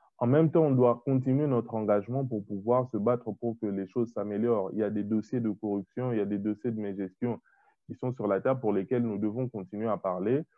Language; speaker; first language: French; non-native, local second language; Lingala